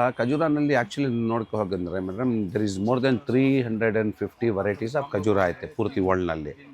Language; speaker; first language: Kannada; non-native, local second language; Urdu